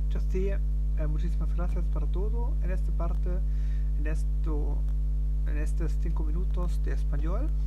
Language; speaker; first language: Spanish; non-native, learner; German